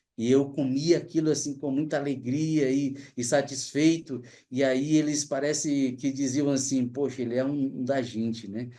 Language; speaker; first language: Portuguese; native; Portuguese